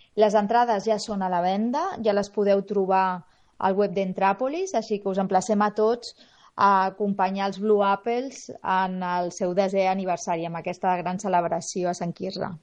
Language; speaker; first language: Catalan; native; Catalan